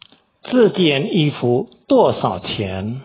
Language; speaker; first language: Chinese; non-native, fluent; Indonesian